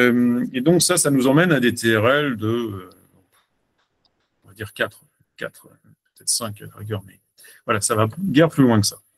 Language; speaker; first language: French; native; French